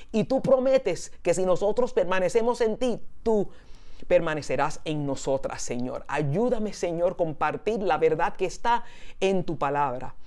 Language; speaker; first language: Spanish; early bilingual, heritage; Spanish